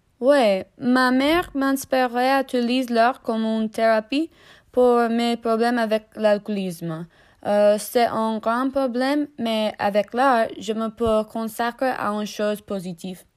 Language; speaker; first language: French; non-native, learner; English